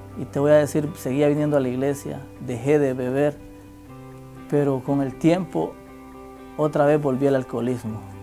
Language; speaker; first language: Spanish; native; Spanish